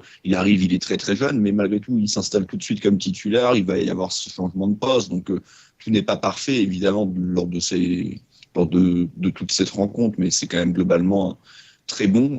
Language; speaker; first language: French; native; French